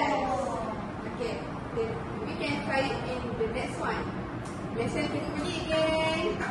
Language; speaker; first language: English; non-native, learner; Malay